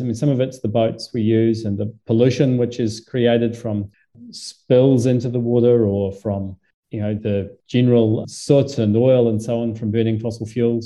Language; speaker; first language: English; native; English